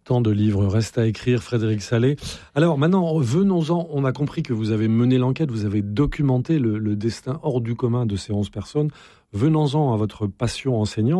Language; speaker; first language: French; native; French